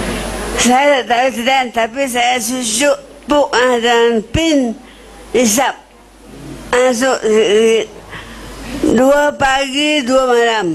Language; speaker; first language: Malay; non-native, local second language; Chinese